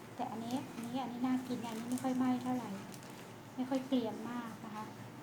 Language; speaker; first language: Thai; native; Thai